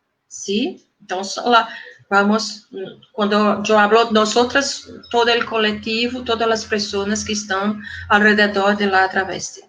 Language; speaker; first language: Spanish; non-native, fluent; Portuguese